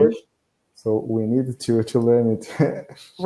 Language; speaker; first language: English; non-native, learner; Portuguese